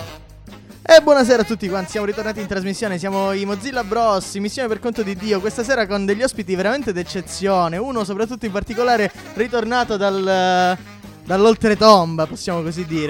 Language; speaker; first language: Italian; native; Italian